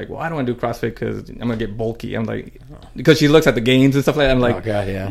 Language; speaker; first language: English; early bilingual, other home language; Spanish